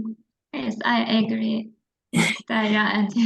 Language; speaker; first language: English; non-native, learner; Turkish